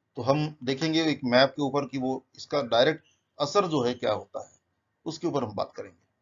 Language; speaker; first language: Hindi; non-native, local second language; Marathi